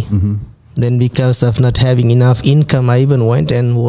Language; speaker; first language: English; non-native, local second language; Nepali